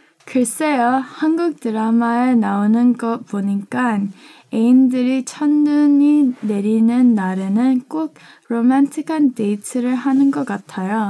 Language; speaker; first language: Korean; early bilingual, heritage; Korean